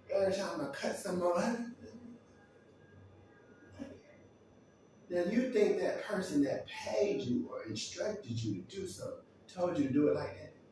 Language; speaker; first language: English; native; English